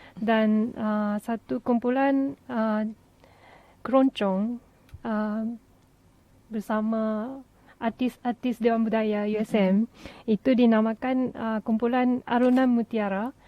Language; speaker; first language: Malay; non-native, fluent; Japanese